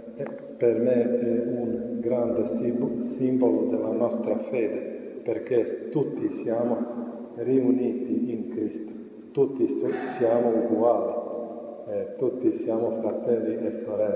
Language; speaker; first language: Italian; non-native, fluent; Croatian